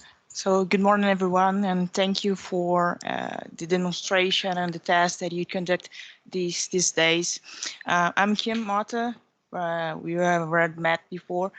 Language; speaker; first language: English; non-native, fluent; Portuguese